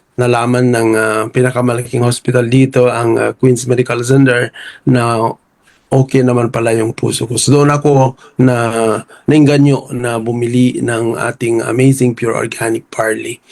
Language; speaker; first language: Filipino; non-native, local second language; Iloko